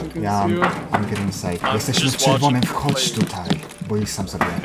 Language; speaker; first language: English; non-native, fluent; Polish